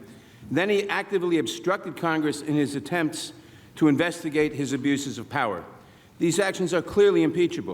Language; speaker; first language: English; native; English